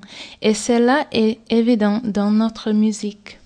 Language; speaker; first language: French; non-native, fluent; English